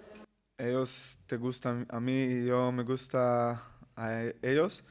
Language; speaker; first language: Spanish; non-native, learner; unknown